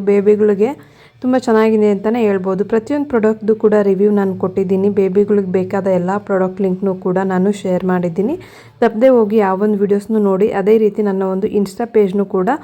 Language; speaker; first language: Kannada; native; Kannada